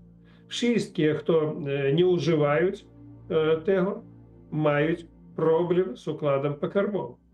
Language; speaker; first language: Polish; non-native, learner; Russian